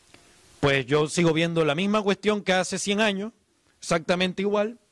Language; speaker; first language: Spanish; native; Spanish